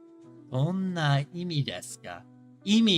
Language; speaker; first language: Japanese; non-native, learner; English